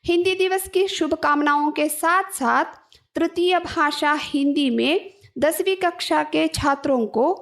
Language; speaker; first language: Hindi; non-native, local second language; Kannada